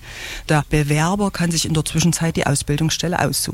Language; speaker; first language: German; native; German